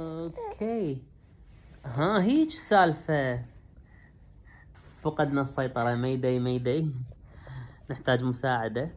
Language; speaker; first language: Arabic; native; Arabic